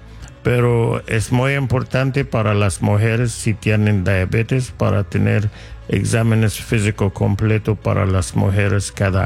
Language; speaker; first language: Spanish; non-native, fluent; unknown